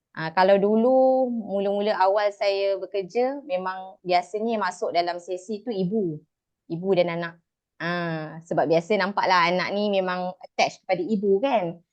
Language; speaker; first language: Malay; native; Malay